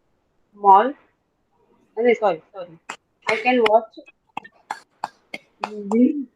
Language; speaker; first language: English; non-native, learner; Hindi